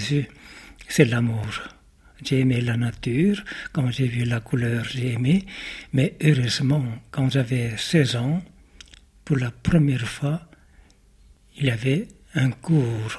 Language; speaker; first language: French; non-native, fluent; Korean